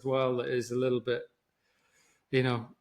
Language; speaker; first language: English; native; English